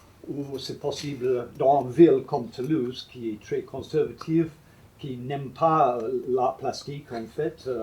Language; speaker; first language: French; non-native, fluent; English